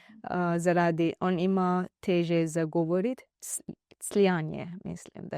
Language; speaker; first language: Slovenian; non-native, learner; Divehi